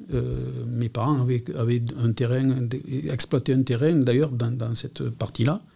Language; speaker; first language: French; non-native, local second language; Catalan